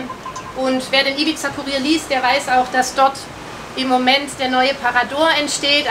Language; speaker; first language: German; native; German